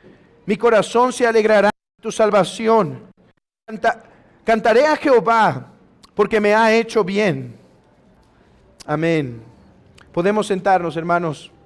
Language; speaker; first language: Spanish; native; Spanish